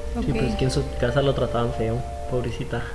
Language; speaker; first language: Spanish; native; Spanish